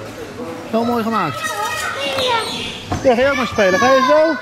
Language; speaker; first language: Dutch; native; Dutch